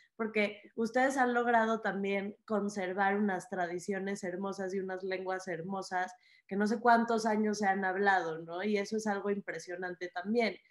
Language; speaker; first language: Spanish; native; Spanish